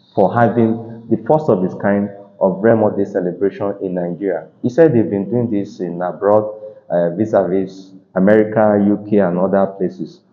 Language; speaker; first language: English; non-native, local second language; Yoruba